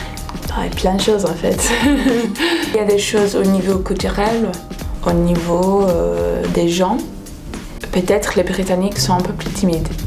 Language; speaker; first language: French; non-native, fluent; English